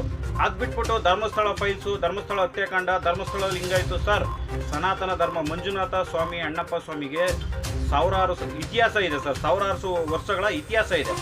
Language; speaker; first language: Kannada; native; Kannada